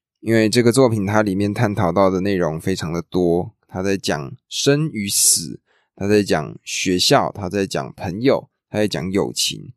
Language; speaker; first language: Chinese; native; Chinese